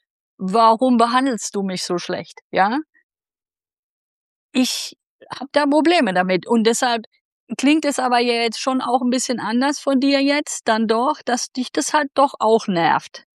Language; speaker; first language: German; native; German